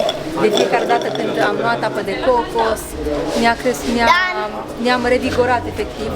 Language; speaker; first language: Romanian; native; Romanian